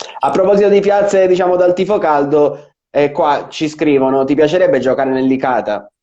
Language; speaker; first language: Italian; native; Italian